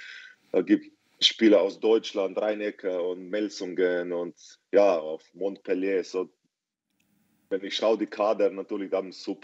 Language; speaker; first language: German; non-native, fluent; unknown